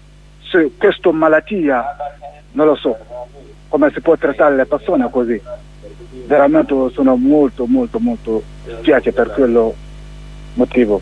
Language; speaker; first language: Italian; non-native, learner; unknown